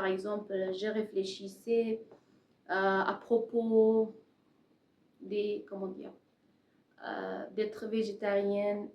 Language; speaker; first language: French; non-native, learner; Persian